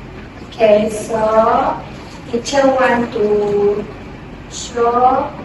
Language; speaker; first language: English; non-native, local second language; Malay